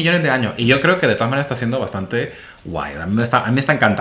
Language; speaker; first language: Spanish; native; Spanish